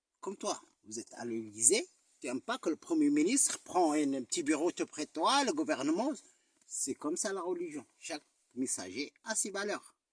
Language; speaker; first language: French; non-native, local second language; Arabic